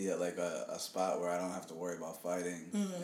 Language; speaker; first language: English; native; English